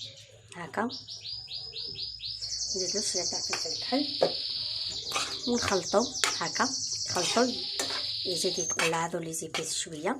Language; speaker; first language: Arabic; native; Arabic